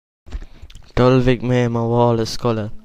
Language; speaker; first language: Irish; non-native, local second language; English